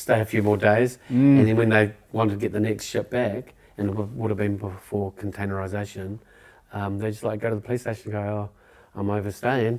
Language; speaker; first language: English; native; English